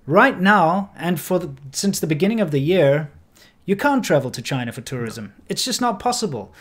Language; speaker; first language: English; native; English